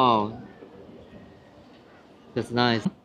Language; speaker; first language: English; non-native, learner; Japanese